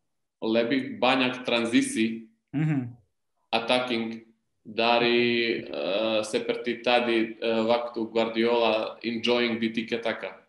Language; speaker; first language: Indonesian; non-native, learner; Serbian